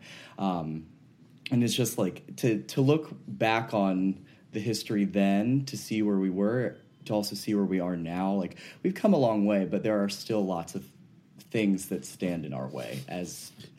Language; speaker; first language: English; native; English